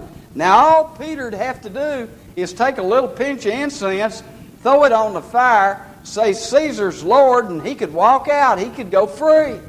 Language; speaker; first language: English; native; English